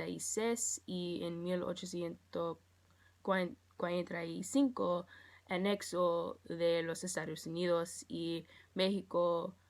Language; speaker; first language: Spanish; non-native, learner; English